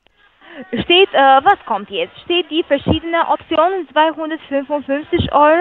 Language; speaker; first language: German; non-native, learner; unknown